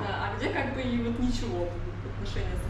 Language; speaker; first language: Russian; native; Russian